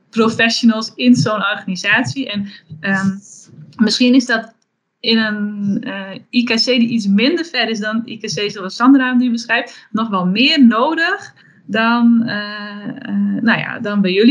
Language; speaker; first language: Dutch; native; Dutch